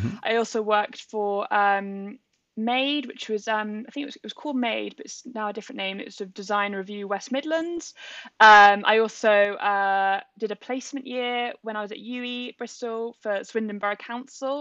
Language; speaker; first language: English; native; English